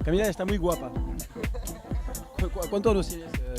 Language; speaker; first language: Spanish; non-native, learner; French